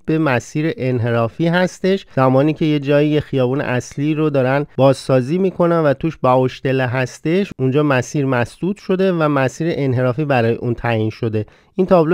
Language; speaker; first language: Persian; native; Persian